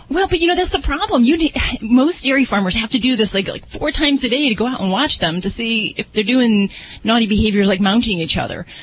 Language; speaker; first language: English; native; English